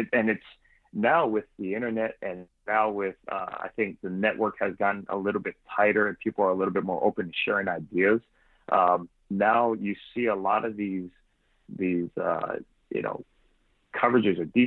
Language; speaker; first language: English; native; English